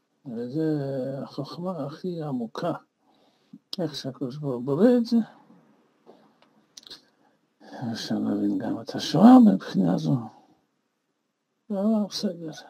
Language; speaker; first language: Hebrew; non-native, fluent; Russian